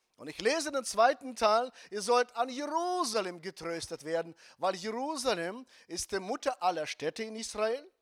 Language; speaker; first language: German; non-native, fluent; Russian